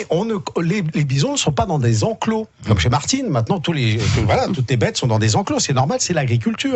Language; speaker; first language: French; native; French